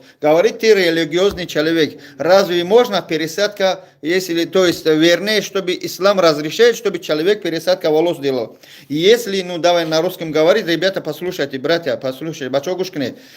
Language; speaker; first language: Russian; non-native, learner; Tajik